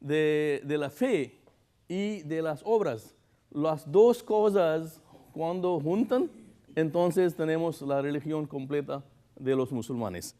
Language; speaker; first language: Spanish; non-native, fluent; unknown